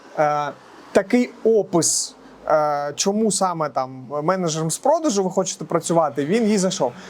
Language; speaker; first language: Ukrainian; non-native, local second language; Russian